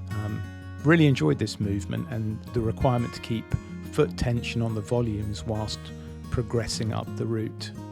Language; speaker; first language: English; native; English